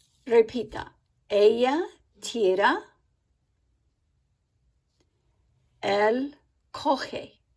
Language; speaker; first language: Spanish; non-native, fluent; English